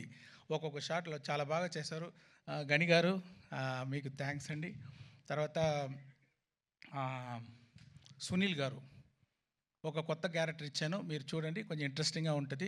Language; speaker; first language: Telugu; non-native, fluent; Tamil